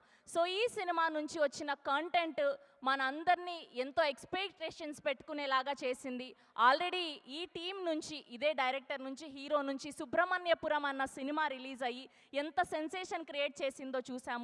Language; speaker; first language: Telugu; native; Telugu